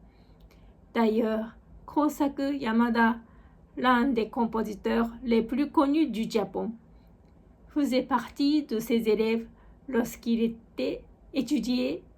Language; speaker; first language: French; non-native, fluent; Japanese